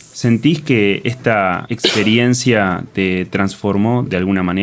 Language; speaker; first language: Spanish; native; Spanish